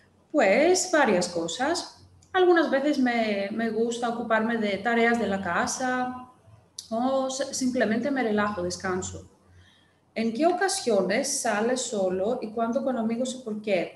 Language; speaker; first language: Spanish; non-native, fluent; Greek